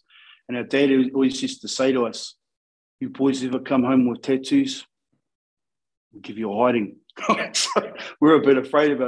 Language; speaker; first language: English; native; English